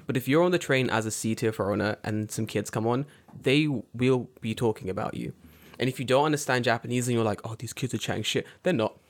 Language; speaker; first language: English; native; English